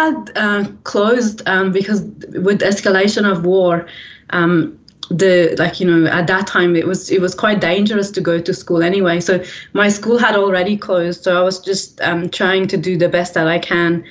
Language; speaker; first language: English; early bilingual, other home language; Persian